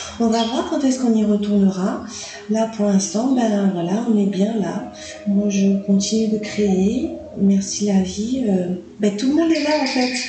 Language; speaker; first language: French; native; French